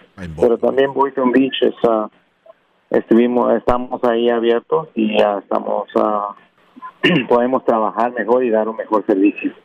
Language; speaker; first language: Spanish; non-native, local second language; Kʼicheʼ